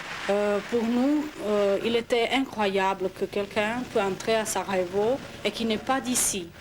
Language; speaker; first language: French; non-native, learner; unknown